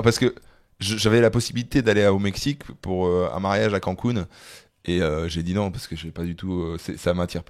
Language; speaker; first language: French; native; French